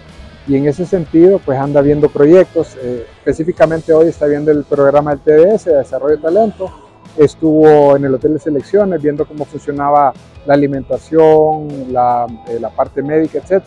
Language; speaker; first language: Spanish; native; Spanish